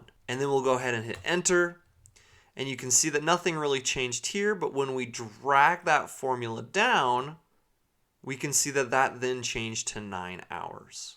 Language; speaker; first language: English; native; English